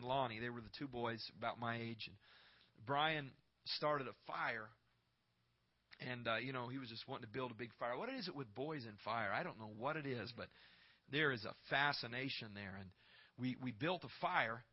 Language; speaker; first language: English; native; English